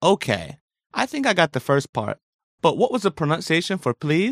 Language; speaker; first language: English; native; English